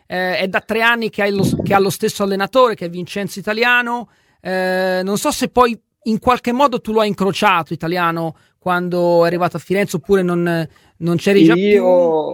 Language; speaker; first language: Italian; native; Italian